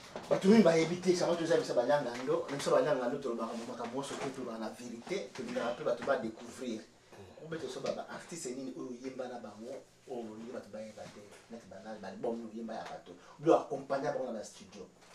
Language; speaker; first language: French; non-native, local second language; Lingala